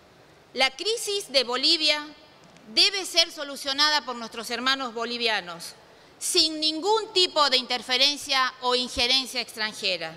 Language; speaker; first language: Spanish; native; Spanish